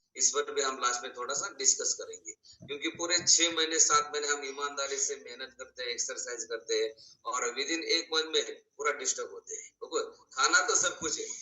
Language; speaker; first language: Hindi; non-native, local second language; Marathi